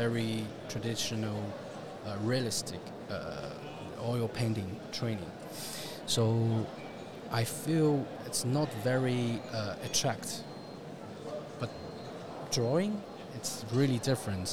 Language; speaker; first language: English; non-native, fluent; Chinese